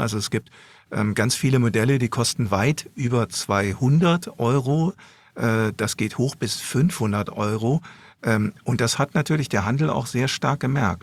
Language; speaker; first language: German; native; German